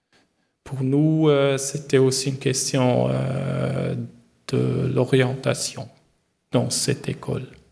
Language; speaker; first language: French; non-native, learner; German